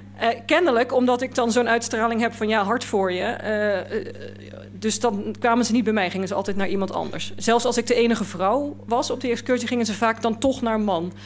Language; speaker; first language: Dutch; native; Dutch